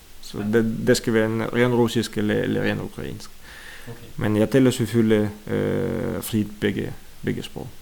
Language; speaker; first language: Danish; non-native, fluent; Russian